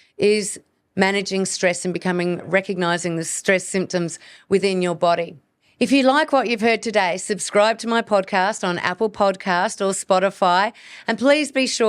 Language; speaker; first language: English; native; English